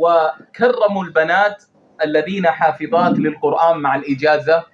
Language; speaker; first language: Arabic; native; Arabic